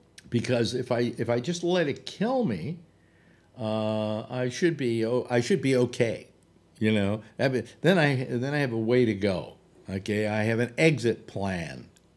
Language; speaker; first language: English; native; English